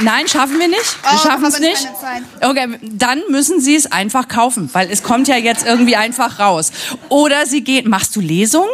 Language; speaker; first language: German; native; German